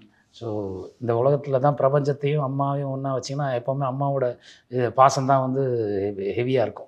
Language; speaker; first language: Tamil; native; Tamil